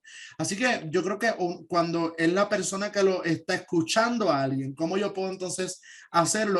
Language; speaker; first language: Spanish; native; Spanish